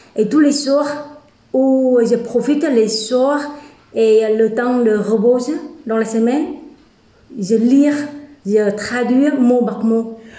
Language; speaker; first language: French; non-native, learner; Vietnamese